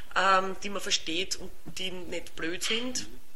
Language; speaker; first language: German; native; German